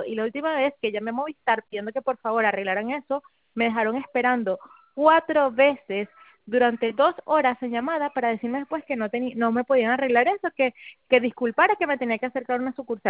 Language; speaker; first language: Spanish; native; Spanish